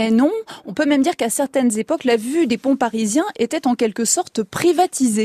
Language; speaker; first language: French; native; French